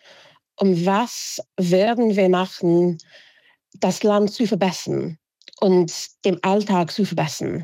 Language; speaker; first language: German; non-native, fluent; English